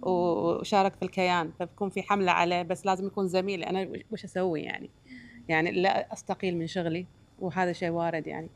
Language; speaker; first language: Arabic; native; Arabic